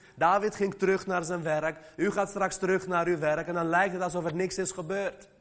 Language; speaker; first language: Dutch; early bilingual, other home language; Armenian